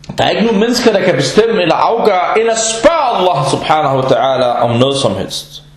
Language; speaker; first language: Danish; non-native, fluent; Arabic